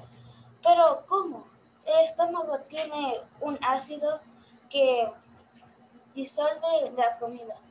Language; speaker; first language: Spanish; early bilingual, heritage; Spanish